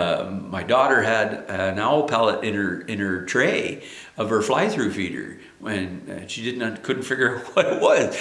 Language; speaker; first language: English; native; English